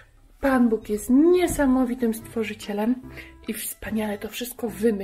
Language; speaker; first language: Polish; native; Polish